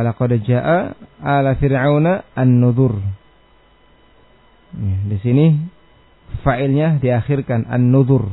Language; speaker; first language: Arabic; non-native, fluent; Indonesian